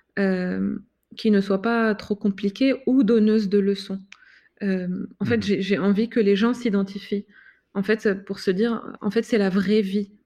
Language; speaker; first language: French; non-native, fluent; Arabic